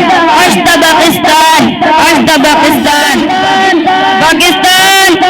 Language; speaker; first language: Arabic; non-native, learner; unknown